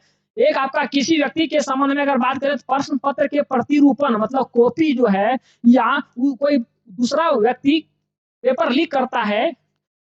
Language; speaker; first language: Hindi; native; Hindi